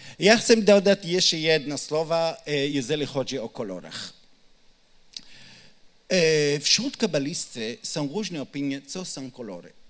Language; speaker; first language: Polish; non-native, learner; Hebrew